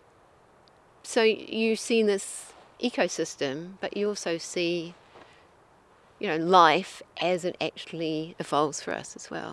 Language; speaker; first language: English; native; English